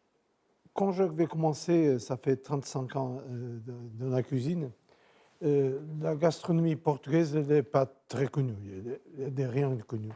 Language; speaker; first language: French; non-native, fluent; Portuguese